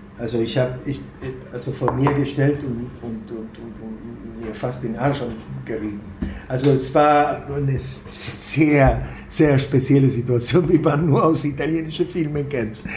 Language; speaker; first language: German; non-native, fluent; Spanish